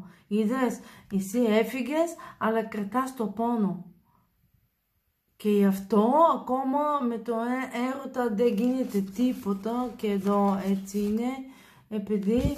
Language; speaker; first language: Greek; non-native, learner; Bulgarian